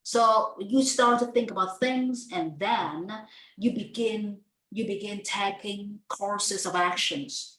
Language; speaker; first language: English; non-native, fluent; Vietnamese